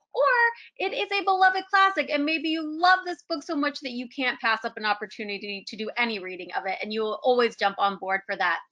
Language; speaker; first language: English; native; English